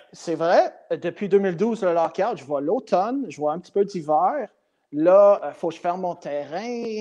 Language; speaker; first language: French; non-native, local second language; English